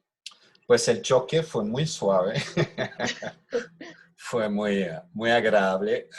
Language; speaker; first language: Spanish; non-native, fluent; French